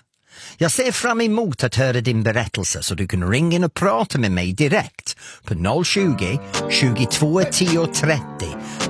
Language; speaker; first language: Swedish; non-native, fluent; English